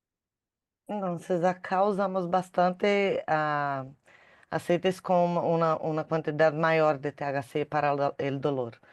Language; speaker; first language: Spanish; non-native, learner; Portuguese